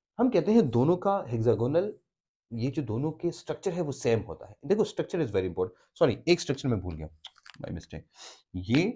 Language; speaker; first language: Urdu; non-native, local second language; Pashto